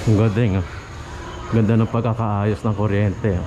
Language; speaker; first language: Filipino; native; Filipino